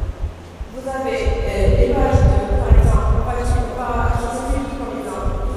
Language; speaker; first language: French; non-native, local second language; Arabic